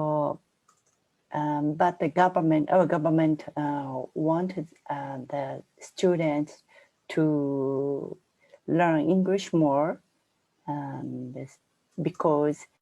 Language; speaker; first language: English; non-native, fluent; Japanese